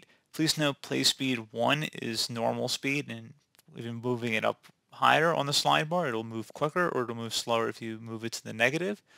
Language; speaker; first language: English; native; English